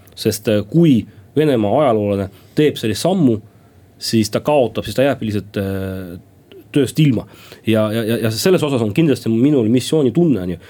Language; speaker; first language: Estonian; non-native, local second language; Russian